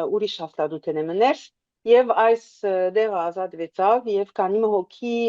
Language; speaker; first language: Armenian; early bilingual, heritage; Armenian